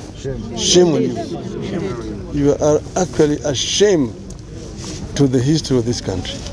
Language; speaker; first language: English; non-native, local second language; Swahili